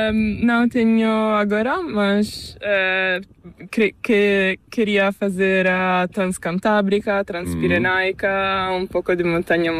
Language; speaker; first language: Spanish; non-native, learner; Italian